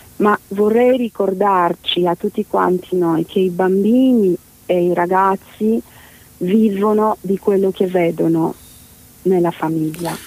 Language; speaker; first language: Italian; non-native, fluent; Romanian